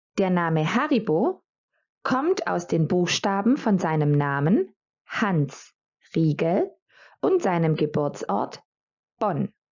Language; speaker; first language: German; non-native, fluent; Croatian